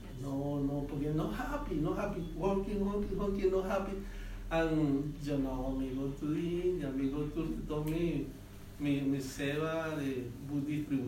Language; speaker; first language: English; non-native, learner; Spanish